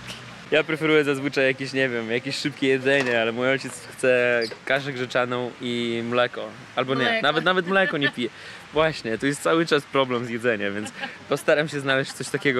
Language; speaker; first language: Polish; non-native, fluent; Russian